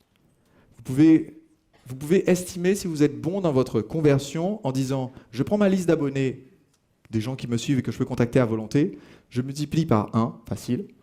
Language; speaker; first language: French; native; French